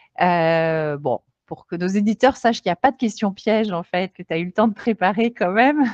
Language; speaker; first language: French; native; French